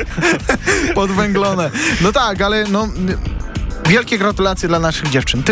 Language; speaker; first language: Polish; native; Polish